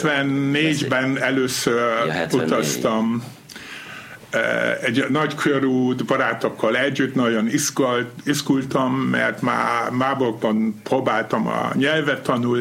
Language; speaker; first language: Hungarian; non-native, fluent; German